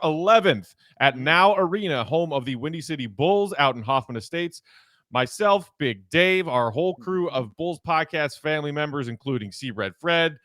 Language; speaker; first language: English; native; English